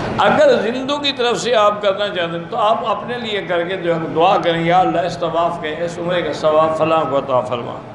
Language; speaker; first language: Urdu; native; Urdu